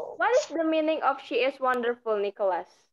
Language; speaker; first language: English; non-native, fluent; Indonesian